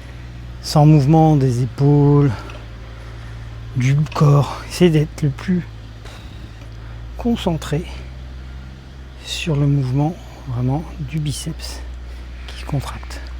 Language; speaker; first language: French; native; French